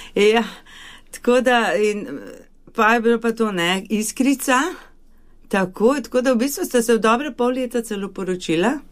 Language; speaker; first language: Slovenian; early bilingual, other home language; Hungarian